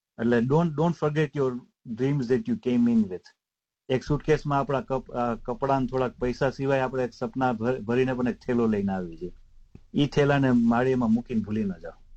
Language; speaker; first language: Gujarati; native; Gujarati